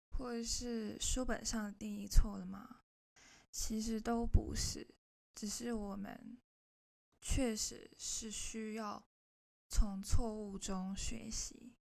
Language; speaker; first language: Chinese; non-native, local second language; Cantonese